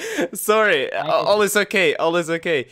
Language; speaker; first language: English; non-native, learner; Russian